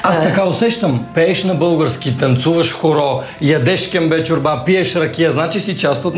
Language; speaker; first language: Bulgarian; native; Bulgarian